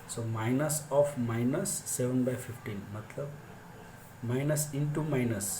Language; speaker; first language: Hindi; non-native, local second language; Marathi